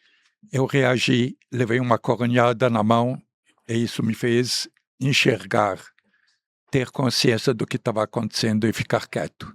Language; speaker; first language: Portuguese; non-native, fluent; Arabic